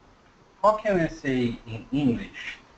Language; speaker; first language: English; non-native, learner; Portuguese